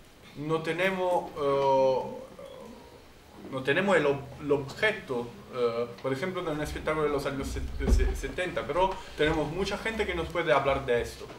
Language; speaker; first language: Spanish; non-native, fluent; Italian